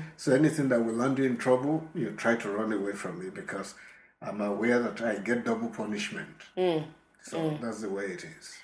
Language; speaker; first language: English; non-native, local second language; Yoruba